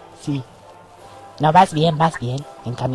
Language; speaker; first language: Spanish; native; Spanish